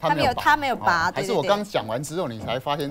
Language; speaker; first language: Chinese; native; Chinese